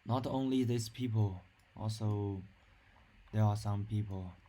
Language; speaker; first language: English; non-native, learner; Chinese